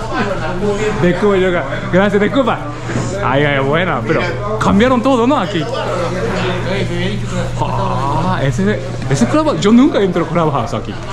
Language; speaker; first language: Spanish; non-native, learner; Japanese